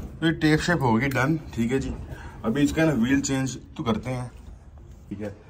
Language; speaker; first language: Urdu; non-native, local second language; Punjabi